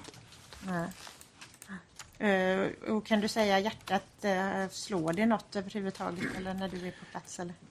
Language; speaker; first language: Swedish; native; Swedish